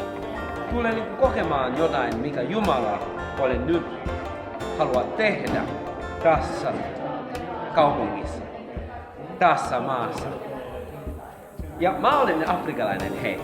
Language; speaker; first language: Finnish; non-native, fluent; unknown